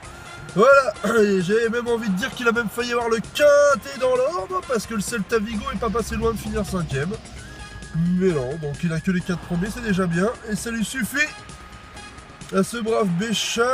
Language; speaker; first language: French; native; French